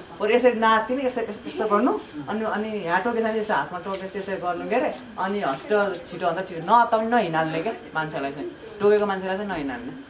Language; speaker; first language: Nepali; native; Nepali